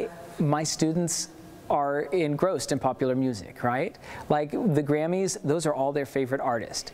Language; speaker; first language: English; native; English